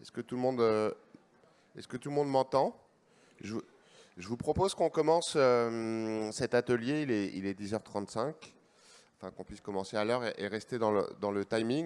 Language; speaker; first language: French; native; French